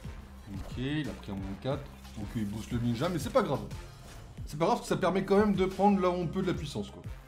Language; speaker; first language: French; native; French